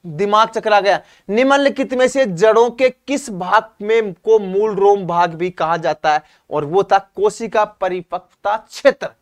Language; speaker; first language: Hindi; native; Hindi